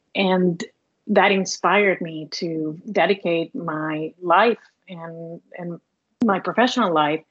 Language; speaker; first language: English; non-native, fluent; Spanish